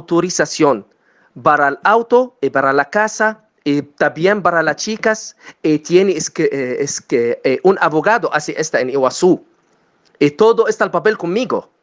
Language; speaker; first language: Spanish; non-native, learner; Arabic